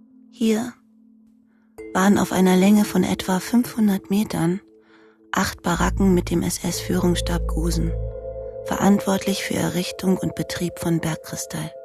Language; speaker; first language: German; native; German